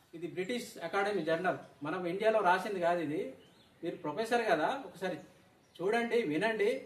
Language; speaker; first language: Telugu; non-native, local second language; Gondi